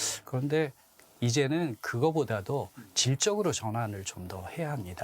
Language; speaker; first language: Korean; native; Korean